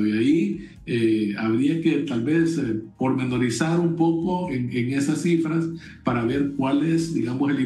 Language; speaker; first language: Spanish; native; Spanish